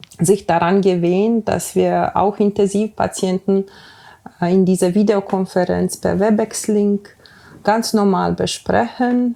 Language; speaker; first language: German; non-native, fluent; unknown